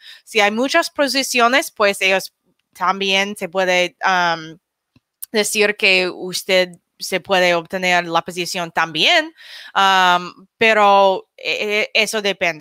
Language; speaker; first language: Spanish; non-native, learner; English